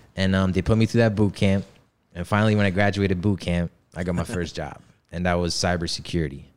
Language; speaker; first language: English; early bilingual, other home language; Polish